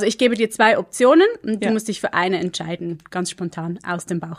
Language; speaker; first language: German; native; German